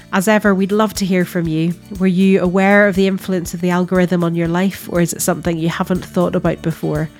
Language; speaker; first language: English; native; English